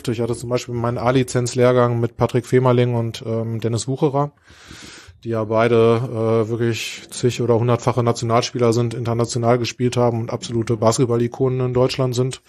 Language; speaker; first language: German; native; German